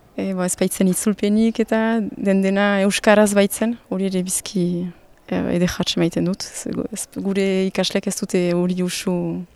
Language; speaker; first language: Basque; native; Basque